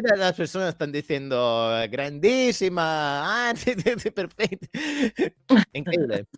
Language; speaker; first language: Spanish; non-native, learner; Italian